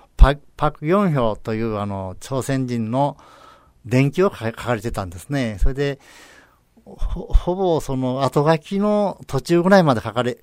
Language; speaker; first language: Japanese; native; Japanese